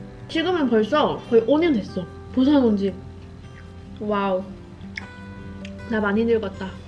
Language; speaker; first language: Korean; non-native, fluent; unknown